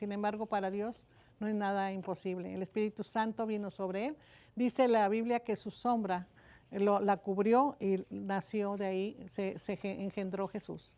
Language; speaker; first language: Spanish; native; Spanish